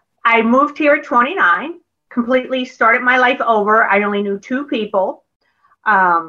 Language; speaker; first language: English; native; English